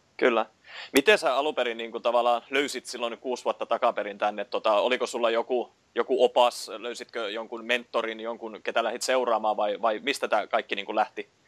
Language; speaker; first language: Finnish; native; Finnish